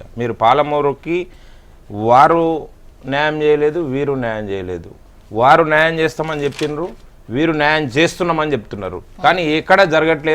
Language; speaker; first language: Telugu; native; Telugu